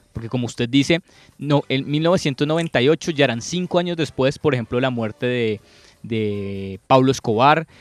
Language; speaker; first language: Spanish; native; Spanish